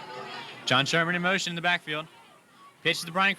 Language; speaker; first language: English; native; English